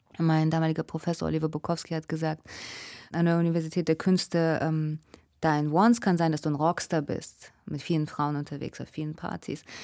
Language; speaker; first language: German; early bilingual, other home language; Russian